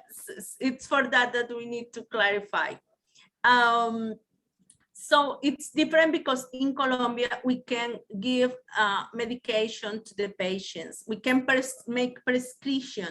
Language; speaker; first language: English; non-native, learner; Spanish